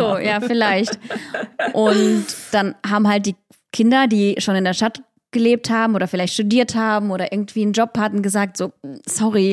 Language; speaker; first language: German; early bilingual, other home language; Russian